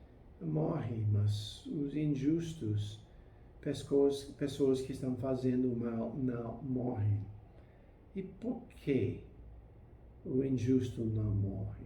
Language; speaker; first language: Portuguese; non-native, fluent; English